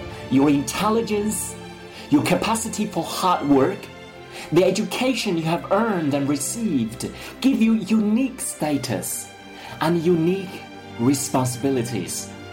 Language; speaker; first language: English; non-native, fluent; Chinese